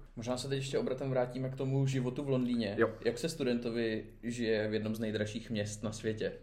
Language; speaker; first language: Czech; native; Czech